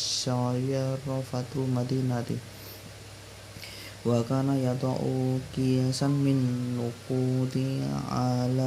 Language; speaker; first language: Arabic; non-native, learner; Indonesian